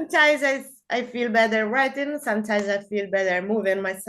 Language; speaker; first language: English; non-native, learner; Spanish